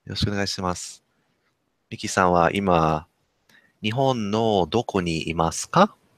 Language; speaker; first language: Japanese; non-native, learner; English